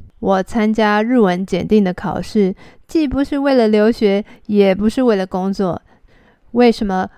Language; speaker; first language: Chinese; native; Chinese